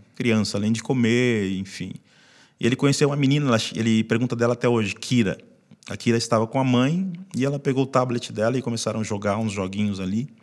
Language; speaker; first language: Portuguese; native; Portuguese